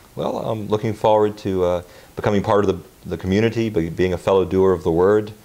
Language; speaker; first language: English; native; English